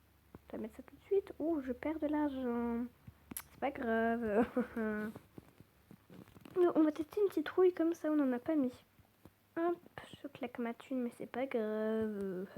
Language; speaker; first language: French; native; French